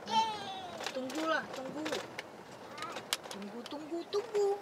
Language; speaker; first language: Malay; non-native, local second language; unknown